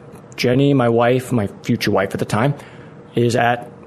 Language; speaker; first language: English; native; English